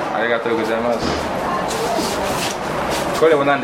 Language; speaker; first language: Japanese; non-native, fluent; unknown